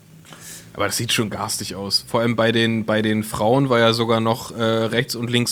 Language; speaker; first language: German; native; German